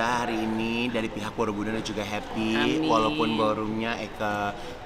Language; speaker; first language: Indonesian; native; Indonesian